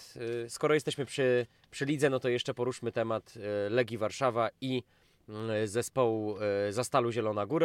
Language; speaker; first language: Polish; native; Polish